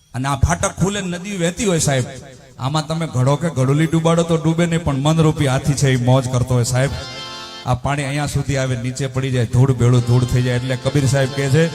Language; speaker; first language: Gujarati; non-native, local second language; Rajasthani